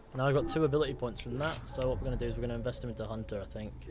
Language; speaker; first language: English; native; English